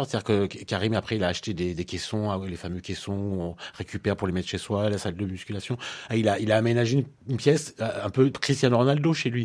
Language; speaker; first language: French; native; French